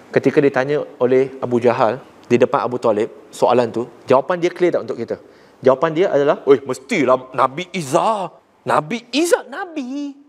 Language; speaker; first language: Malay; non-native, local second language; Chinese